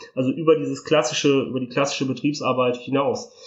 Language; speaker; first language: German; early bilingual, other home language; Italian